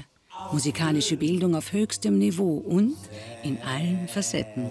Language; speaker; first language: German; native; German